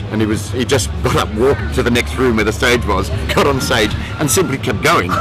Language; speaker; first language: English; native; English